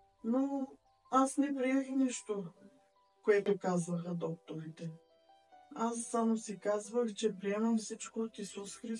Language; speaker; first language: Bulgarian; non-native, local second language; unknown